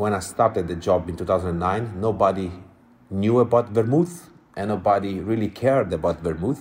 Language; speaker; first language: English; non-native, fluent; Italian